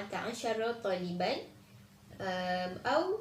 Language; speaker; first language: Arabic; non-native, learner; Malay